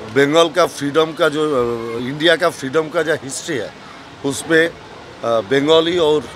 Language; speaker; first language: Hindi; non-native, local second language; Bangla